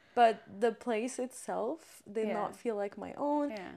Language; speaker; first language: English; non-native, fluent; French